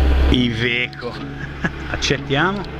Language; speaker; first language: Italian; native; Italian